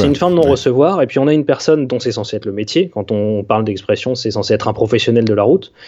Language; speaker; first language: French; native; French